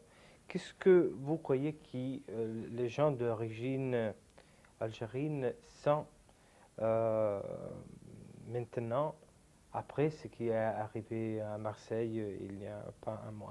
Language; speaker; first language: French; non-native, fluent; Italian